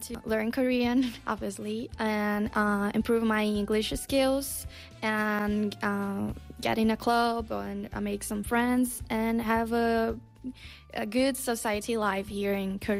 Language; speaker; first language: English; non-native, fluent; Portuguese